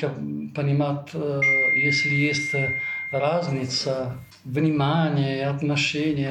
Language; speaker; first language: Russian; non-native, fluent; Italian